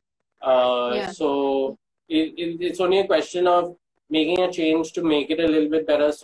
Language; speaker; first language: English; non-native, local second language; Hindi